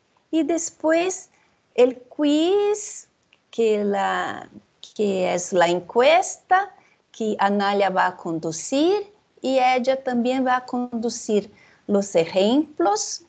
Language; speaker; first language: Spanish; non-native, fluent; Portuguese